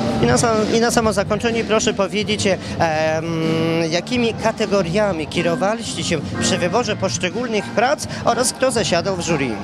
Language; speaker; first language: Polish; native; Polish